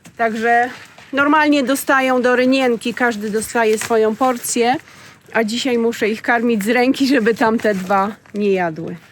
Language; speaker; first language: Polish; native; Polish